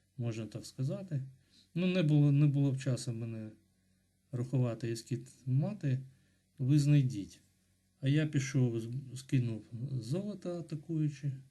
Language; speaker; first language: Ukrainian; non-native, local second language; Russian